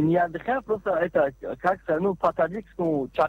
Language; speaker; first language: Russian; non-native, local second language; Tajik